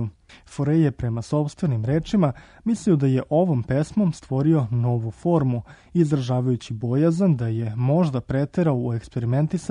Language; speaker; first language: Croatian; native; Croatian